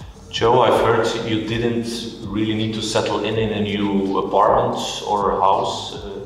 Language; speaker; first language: English; non-native, fluent; Dutch